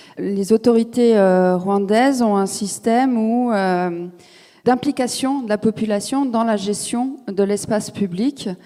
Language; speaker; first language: French; native; French